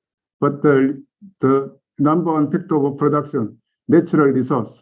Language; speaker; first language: English; non-native, learner; Korean